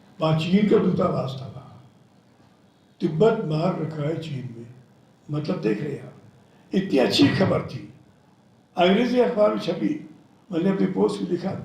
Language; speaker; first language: Hindi; non-native, local second language; Telugu